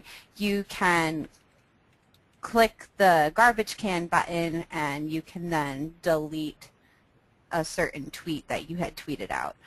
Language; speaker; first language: English; native; English